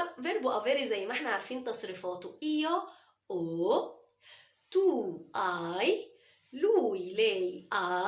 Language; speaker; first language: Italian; non-native, fluent; Arabic